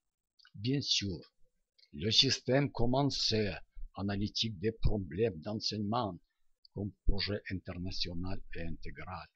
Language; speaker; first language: French; non-native, learner; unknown